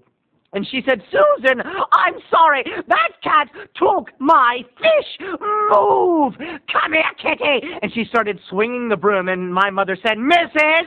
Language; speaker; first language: English; native; English